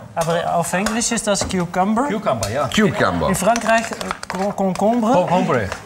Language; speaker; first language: German; non-native, fluent; Dutch